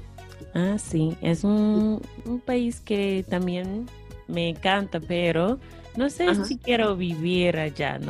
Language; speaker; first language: Spanish; non-native, fluent; English